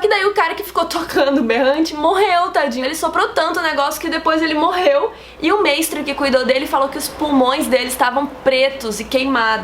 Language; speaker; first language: Portuguese; native; Portuguese